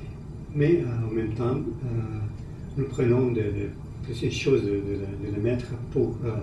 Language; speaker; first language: French; non-native, learner; Spanish